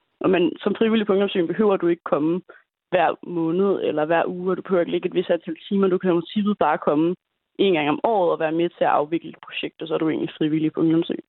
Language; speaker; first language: Danish; native; Danish